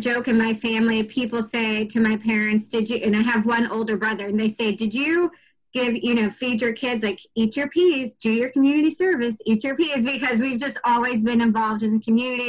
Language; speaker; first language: English; native; English